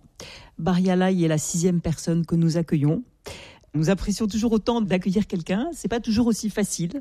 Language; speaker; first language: French; native; French